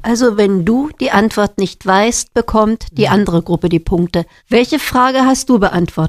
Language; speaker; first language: German; native; German